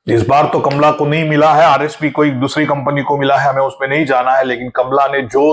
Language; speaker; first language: Hindi; non-native, local second language; Marathi